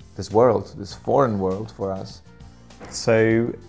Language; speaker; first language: English; non-native, fluent; Italian